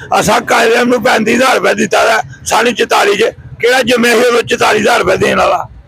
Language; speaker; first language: Punjabi; native; Punjabi